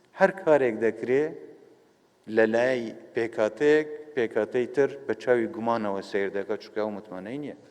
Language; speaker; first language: Central Kurdish; non-native, local second language; Kurdish